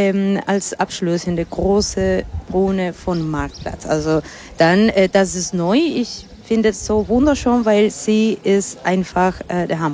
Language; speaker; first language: German; non-native, fluent; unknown